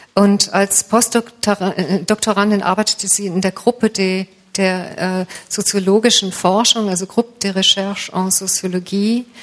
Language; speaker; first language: German; native; German